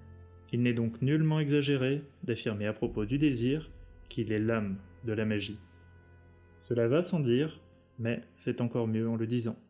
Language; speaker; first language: French; native; French